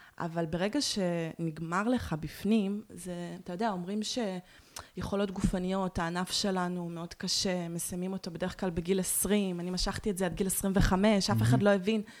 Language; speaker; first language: Hebrew; native; Hebrew